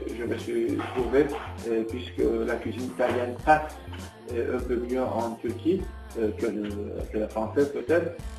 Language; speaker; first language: French; non-native, fluent; Turkish